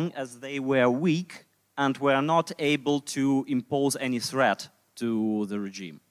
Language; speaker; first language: English; non-native, fluent; Russian